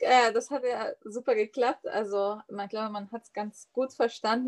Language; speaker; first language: German; native; German